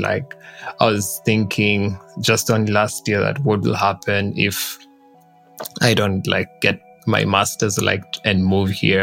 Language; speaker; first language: English; non-native, local second language; Kikuyu